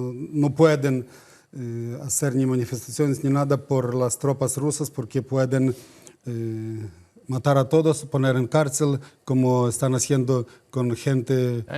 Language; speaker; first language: Spanish; non-native, fluent; Ukrainian